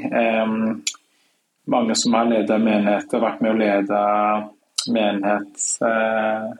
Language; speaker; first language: Norwegian; non-native, fluent; Kinyarwanda